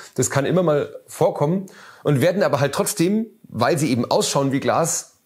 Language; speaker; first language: German; native; German